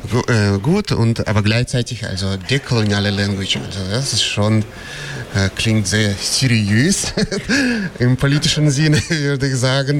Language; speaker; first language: German; non-native, fluent; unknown